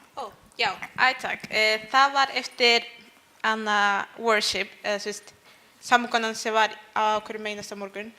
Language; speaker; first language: Icelandic; early bilingual, other home language; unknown